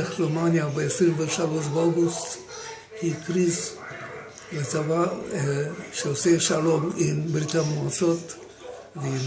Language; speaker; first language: Hebrew; non-native, fluent; Romanian